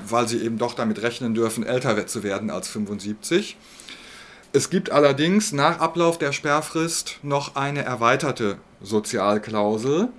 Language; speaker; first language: German; native; German